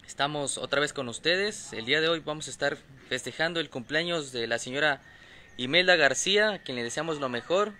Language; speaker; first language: Spanish; native; Spanish